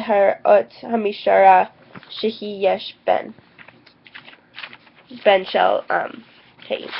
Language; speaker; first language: Hebrew; non-native, learner; English